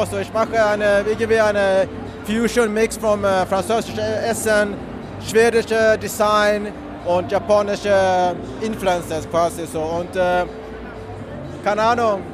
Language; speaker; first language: German; non-native, fluent; Swedish